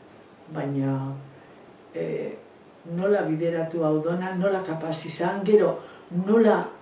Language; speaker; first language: Basque; non-native, local second language; Spanish